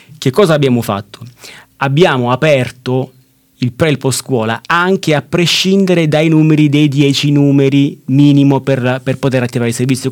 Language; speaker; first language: Italian; native; Italian